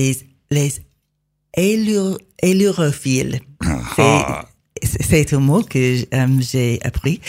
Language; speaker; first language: French; non-native, learner; English